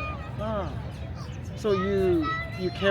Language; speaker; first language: English; non-native, learner; Korean